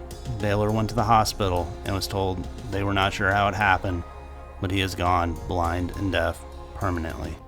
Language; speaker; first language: English; native; English